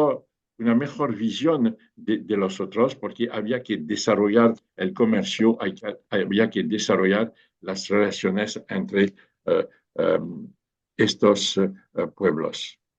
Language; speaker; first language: Spanish; non-native, fluent; French